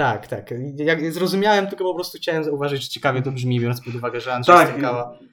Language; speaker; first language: Polish; native; Polish